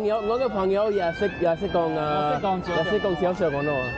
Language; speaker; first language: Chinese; non-native, fluent; English